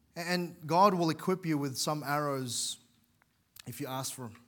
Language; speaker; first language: English; native; English